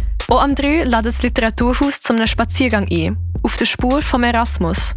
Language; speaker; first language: German; native; German